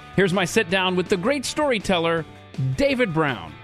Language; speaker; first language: English; native; English